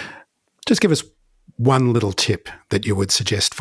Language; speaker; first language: English; native; English